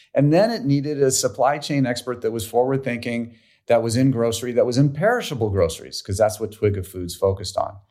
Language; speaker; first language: English; native; English